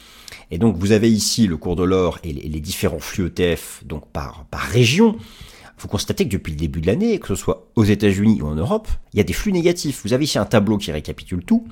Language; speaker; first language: French; native; French